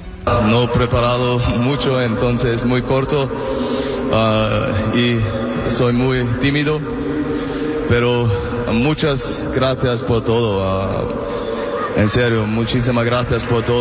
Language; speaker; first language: Spanish; non-native, learner; German